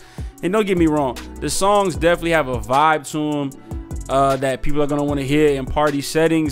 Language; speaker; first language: English; native; English